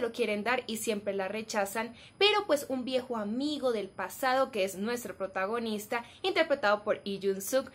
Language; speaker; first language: Spanish; native; Spanish